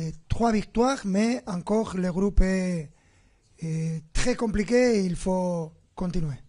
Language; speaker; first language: French; non-native, fluent; Spanish